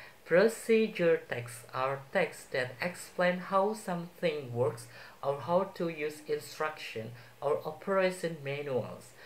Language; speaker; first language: English; non-native, fluent; Indonesian